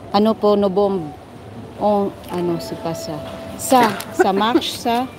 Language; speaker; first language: French; non-native, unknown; Filipino